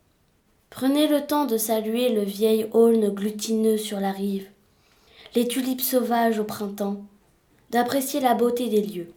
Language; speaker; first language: French; native; French